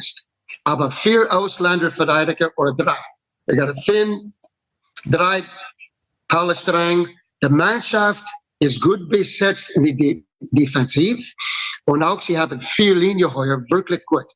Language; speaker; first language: German; non-native, learner; English